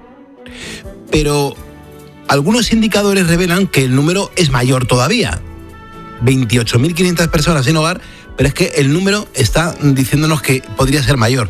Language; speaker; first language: Spanish; native; Spanish